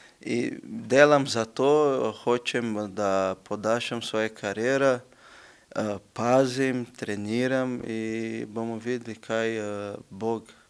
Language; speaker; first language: Slovenian; non-native, learner; Portuguese